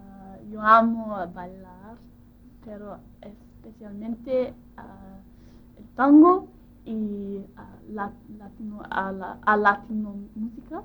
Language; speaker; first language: Spanish; non-native, learner; English